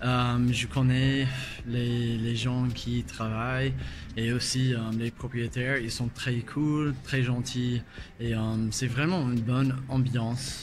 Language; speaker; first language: French; non-native, fluent; English